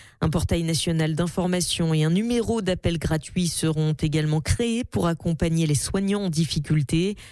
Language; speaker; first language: French; native; French